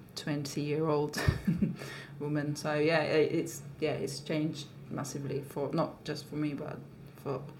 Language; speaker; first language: English; non-native, fluent; Slovak